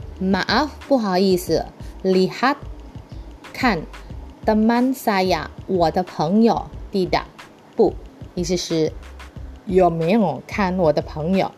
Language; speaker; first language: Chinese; early bilingual, heritage; Chinese